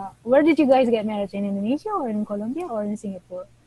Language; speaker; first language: English; non-native, fluent; Indonesian